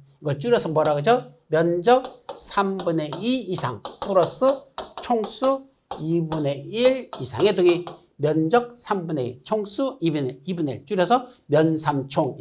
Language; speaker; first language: Korean; native; Korean